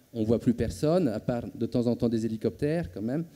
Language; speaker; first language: French; native; French